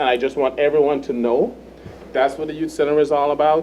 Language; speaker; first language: English; native; English